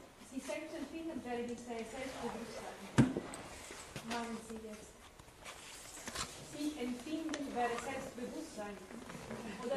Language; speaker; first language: German; non-native, fluent; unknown